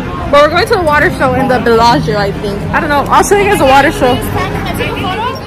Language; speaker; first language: English; early bilingual, other home language; Spanish